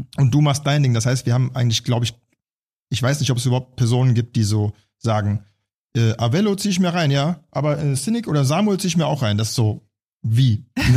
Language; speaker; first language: German; native; German